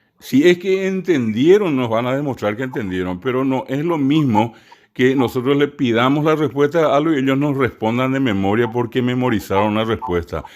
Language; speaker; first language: Spanish; non-native, local second language; Guarani